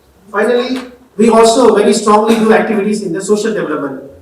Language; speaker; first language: English; non-native, local second language; Tamil